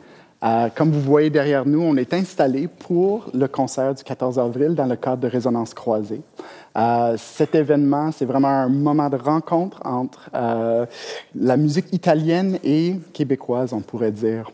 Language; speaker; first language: French; native; French